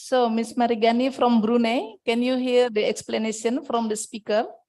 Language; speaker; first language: English; non-native, fluent; Indonesian